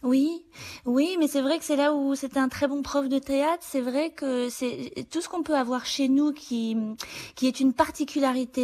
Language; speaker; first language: French; native; French